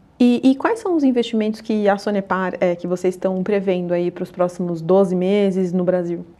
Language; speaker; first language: Portuguese; native; Portuguese